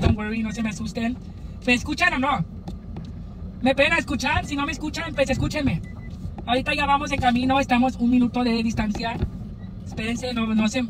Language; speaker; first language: Spanish; early bilingual, other home language; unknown